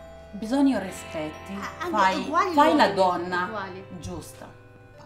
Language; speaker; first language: Italian; non-native, learner; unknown